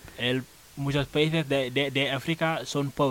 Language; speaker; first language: Spanish; non-native, learner; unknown